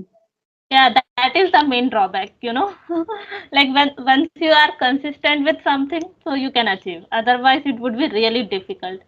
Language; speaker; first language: English; non-native, local second language; Hindi